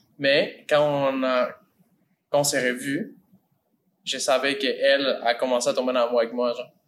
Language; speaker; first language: French; early bilingual, other home language; Spanish